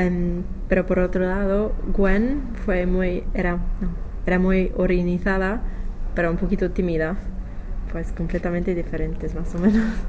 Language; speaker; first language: Spanish; non-native, learner; English